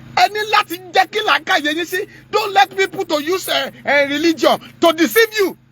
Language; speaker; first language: English; non-native, local second language; Yoruba